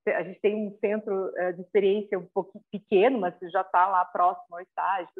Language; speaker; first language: Portuguese; native; Portuguese